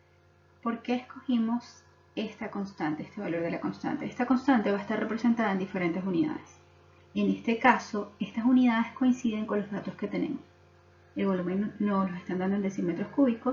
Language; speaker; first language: Spanish; native; Spanish